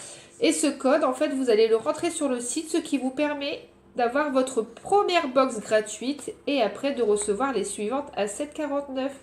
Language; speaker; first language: French; native; French